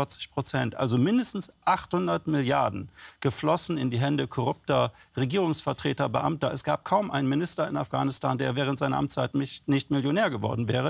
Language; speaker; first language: German; native; German